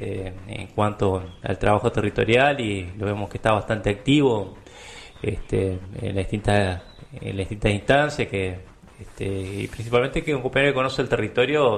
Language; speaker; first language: Spanish; native; Spanish